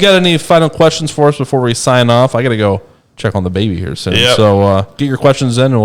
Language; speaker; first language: English; native; English